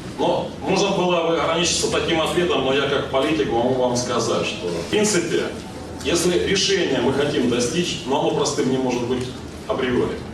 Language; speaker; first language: Russian; non-native, local second language; Ukrainian